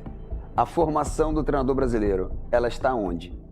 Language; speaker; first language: Portuguese; native; Portuguese